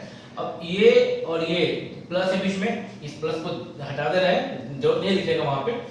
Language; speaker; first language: Hindi; native; Hindi